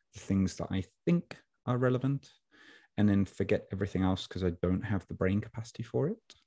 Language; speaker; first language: English; native; English